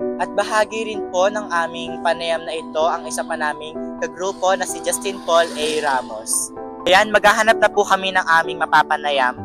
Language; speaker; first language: Filipino; native; Filipino